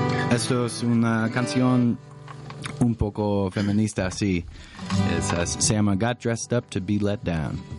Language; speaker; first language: Spanish; non-native, learner; English